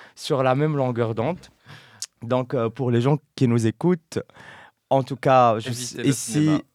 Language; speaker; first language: French; non-native, local second language; Arabic